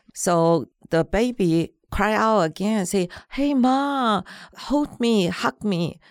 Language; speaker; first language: English; non-native, learner; Chinese